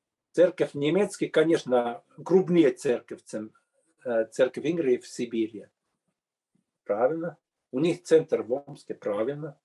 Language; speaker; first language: Russian; non-native, fluent; Finnish